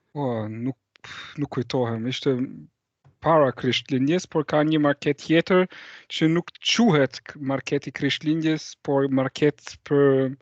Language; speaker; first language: Albanian; non-native, fluent; German